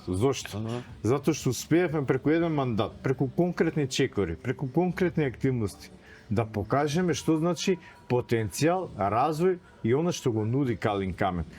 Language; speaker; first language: Macedonian; native; Macedonian